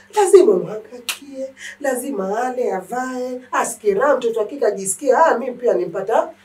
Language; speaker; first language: Swahili; native; Swahili